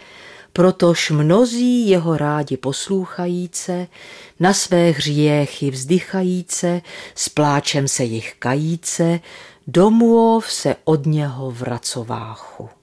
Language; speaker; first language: Czech; native; Czech